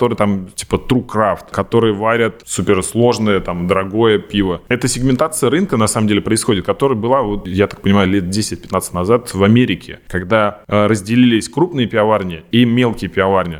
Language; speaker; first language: Russian; native; Russian